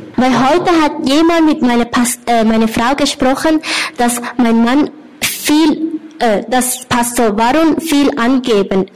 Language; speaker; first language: German; non-native, learner; Thai